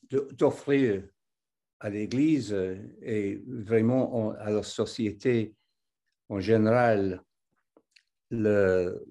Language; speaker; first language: French; non-native, fluent; English